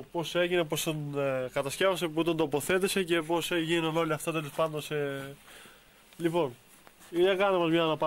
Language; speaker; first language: Greek; native; Greek